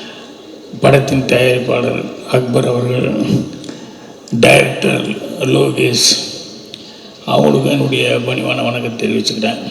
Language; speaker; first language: Tamil; native; Tamil